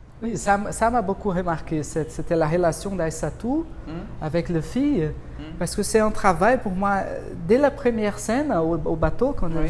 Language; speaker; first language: French; non-native, fluent; Portuguese